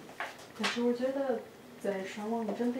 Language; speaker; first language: Chinese; non-native, fluent; Russian